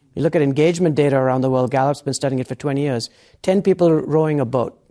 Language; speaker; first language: English; native; English